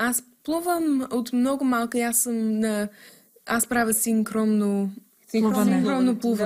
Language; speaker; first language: Bulgarian; early bilingual, heritage; English